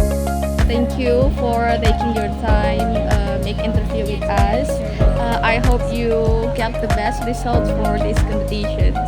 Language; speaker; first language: English; non-native, learner; Indonesian